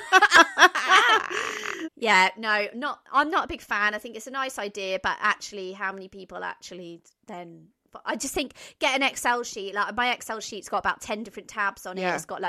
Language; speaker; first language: English; native; English